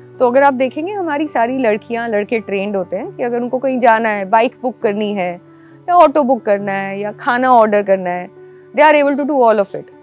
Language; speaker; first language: Hindi; native; Hindi